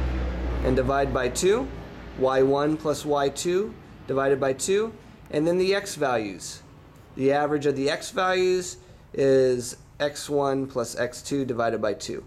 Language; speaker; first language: English; native; English